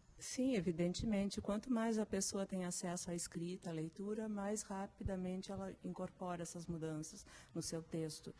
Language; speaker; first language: Portuguese; native; Portuguese